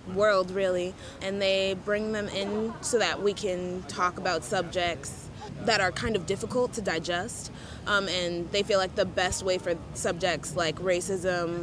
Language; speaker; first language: English; native; English